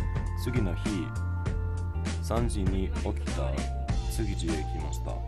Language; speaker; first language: Japanese; non-native, learner; English